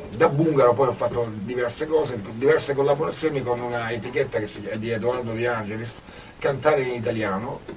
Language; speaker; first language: Italian; native; Italian